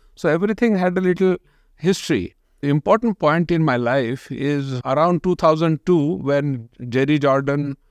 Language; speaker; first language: English; non-native, local second language; Marathi